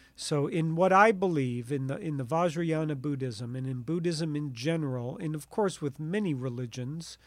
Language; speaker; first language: English; native; English